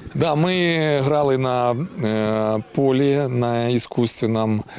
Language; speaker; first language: Ukrainian; non-native, local second language; Russian